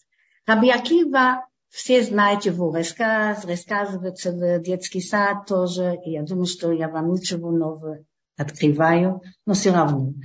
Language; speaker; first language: Russian; early bilingual, heritage; Hebrew